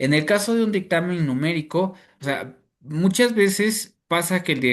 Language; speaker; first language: Spanish; native; Spanish